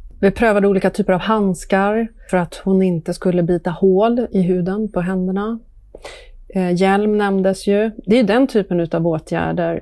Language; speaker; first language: Swedish; native; Swedish